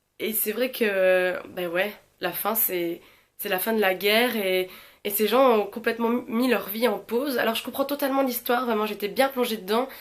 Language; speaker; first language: French; native; French